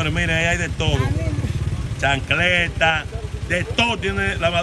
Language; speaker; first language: Spanish; native; Spanish